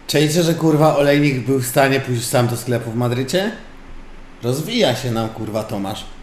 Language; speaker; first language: Polish; native; Polish